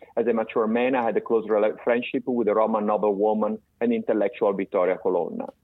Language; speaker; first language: English; non-native, fluent; Italian